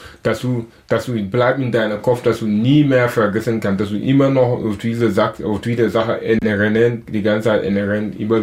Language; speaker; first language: German; non-native, learner; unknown